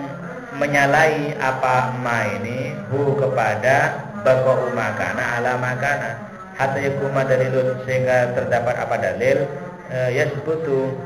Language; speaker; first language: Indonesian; native; Indonesian